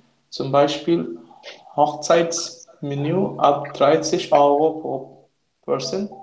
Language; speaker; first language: German; non-native, learner; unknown